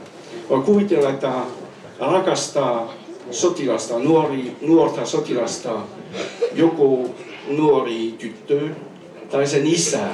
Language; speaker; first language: Finnish; non-native, fluent; French